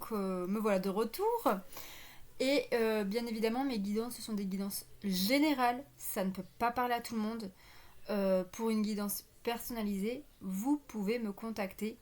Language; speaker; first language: French; native; French